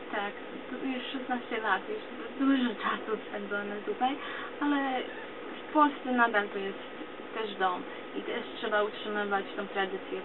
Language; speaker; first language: Polish; early bilingual, other home language; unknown